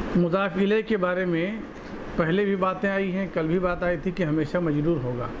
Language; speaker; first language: Urdu; native; Urdu